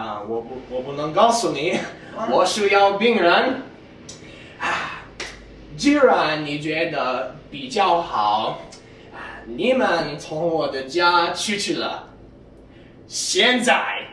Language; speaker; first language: Chinese; non-native, learner; English